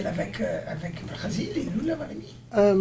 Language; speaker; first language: French; non-native, learner; Portuguese